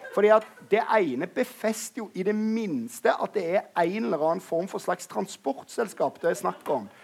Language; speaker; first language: Norwegian; native; Norwegian